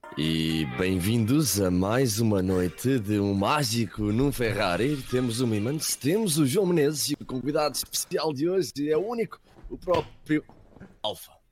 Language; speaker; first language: Portuguese; early bilingual, heritage; Portuguese